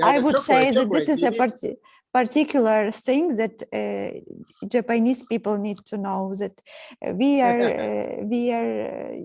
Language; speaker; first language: English; non-native, fluent; Ukrainian